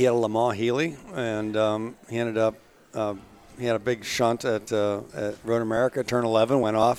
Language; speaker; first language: English; native; English